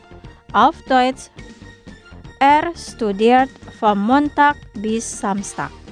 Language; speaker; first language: German; non-native, fluent; Indonesian